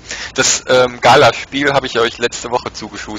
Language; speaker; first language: German; native; German